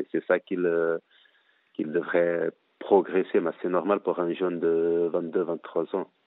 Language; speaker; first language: French; non-native, fluent; Portuguese